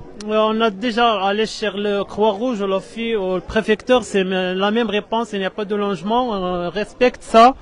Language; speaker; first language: French; non-native, learner; Arabic